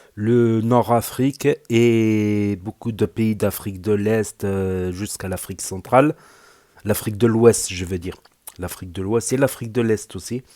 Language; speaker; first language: French; native; French